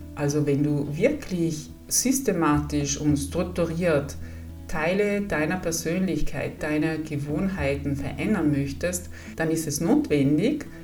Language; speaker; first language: German; non-native, fluent; Italian